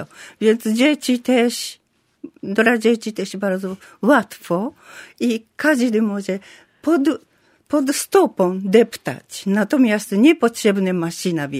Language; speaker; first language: Polish; non-native, learner; Japanese